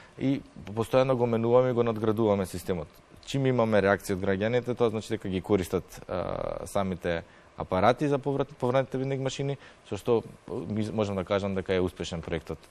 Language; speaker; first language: Macedonian; native; Macedonian